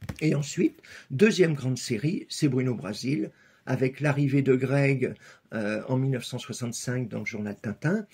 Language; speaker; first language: French; native; French